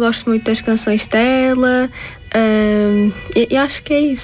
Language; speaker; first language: Portuguese; early bilingual, other home language; Tajik